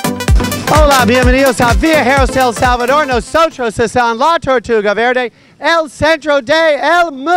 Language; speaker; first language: Spanish; non-native, learner; English